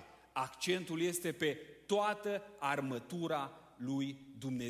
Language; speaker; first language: Romanian; native; Romanian